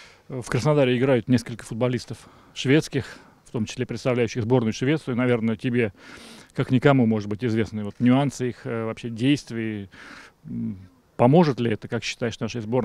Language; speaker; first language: Russian; native; Russian